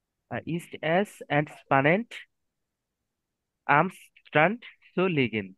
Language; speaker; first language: German; non-native, learner; Bangla